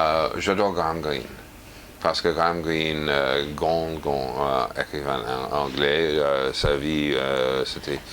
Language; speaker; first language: French; non-native, fluent; English